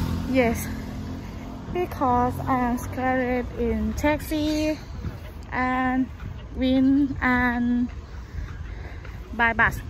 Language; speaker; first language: English; non-native, learner; Thai